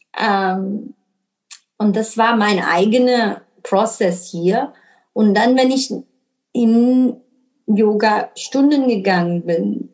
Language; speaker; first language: German; non-native, fluent; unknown